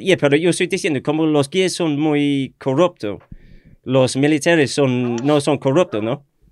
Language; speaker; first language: Spanish; non-native, learner; English